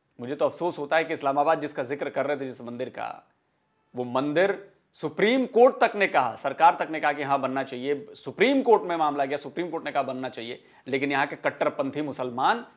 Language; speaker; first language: Hindi; native; Hindi